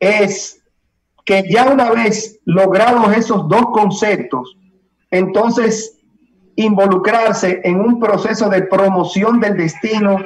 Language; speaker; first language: Spanish; native; Spanish